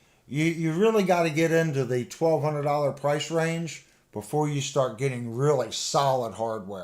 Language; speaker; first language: English; native; English